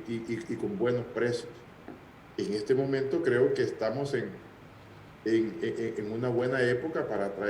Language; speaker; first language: Spanish; native; Spanish